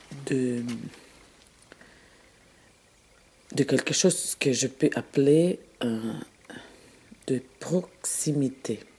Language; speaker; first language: French; non-native, fluent; Portuguese